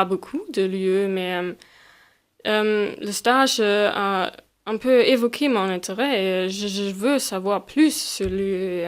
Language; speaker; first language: French; non-native, fluent; German